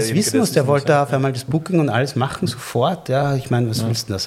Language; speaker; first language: German; native; German